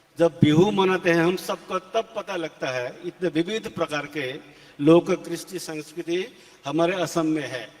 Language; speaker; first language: Hindi; non-native, local second language; Assamese